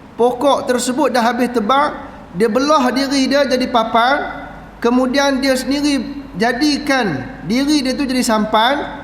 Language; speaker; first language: Malay; native; Malay